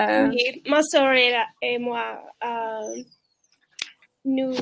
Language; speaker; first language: French; non-native, learner; English